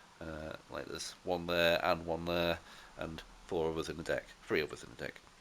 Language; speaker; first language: English; native; English